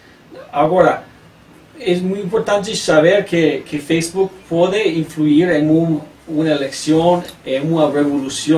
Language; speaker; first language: Portuguese; non-native, learner; English